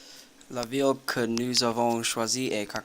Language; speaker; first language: French; non-native, learner; English